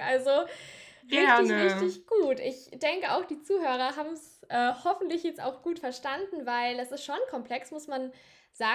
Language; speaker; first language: German; native; German